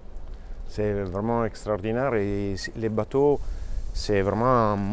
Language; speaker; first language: French; non-native, fluent; Italian